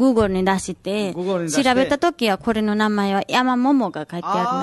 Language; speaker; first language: Japanese; non-native, learner; Nepali